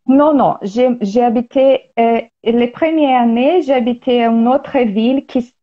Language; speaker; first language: French; non-native, learner; Portuguese